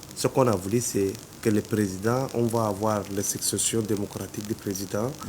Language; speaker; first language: French; non-native, local second language; Arabic